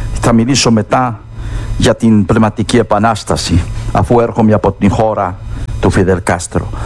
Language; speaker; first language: Greek; non-native, fluent; Spanish